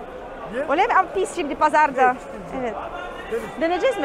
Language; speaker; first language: Turkish; non-native, learner; Russian